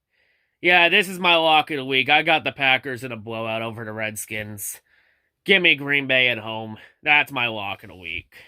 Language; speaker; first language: English; native; English